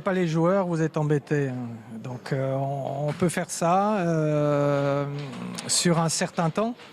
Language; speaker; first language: French; native; French